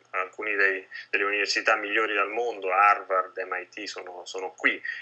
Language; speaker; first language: Italian; native; Italian